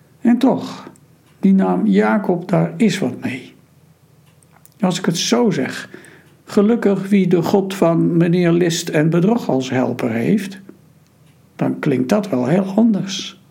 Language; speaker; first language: Dutch; native; Dutch